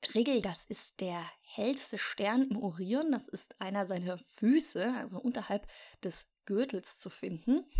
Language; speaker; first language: German; native; German